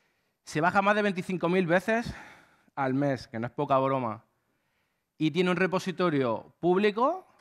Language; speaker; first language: Spanish; native; Spanish